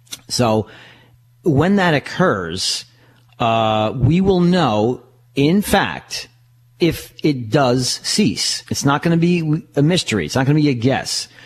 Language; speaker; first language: English; native; English